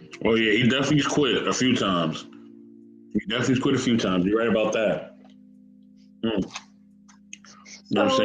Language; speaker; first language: English; native; English